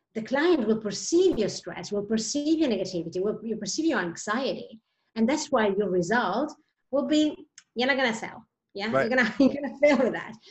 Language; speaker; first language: English; non-native, fluent; Italian